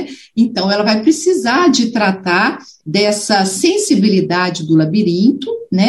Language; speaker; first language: Portuguese; native; Portuguese